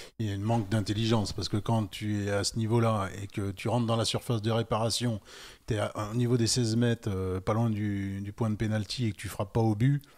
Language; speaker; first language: French; native; French